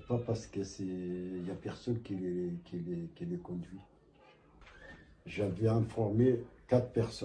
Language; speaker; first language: French; non-native, fluent; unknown